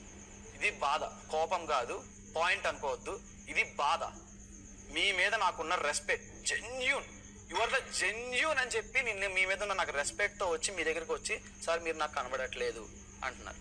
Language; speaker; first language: Telugu; native; Telugu